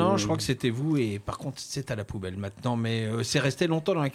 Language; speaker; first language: French; native; French